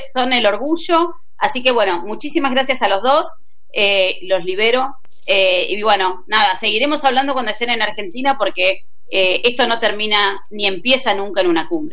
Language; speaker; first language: Spanish; native; Spanish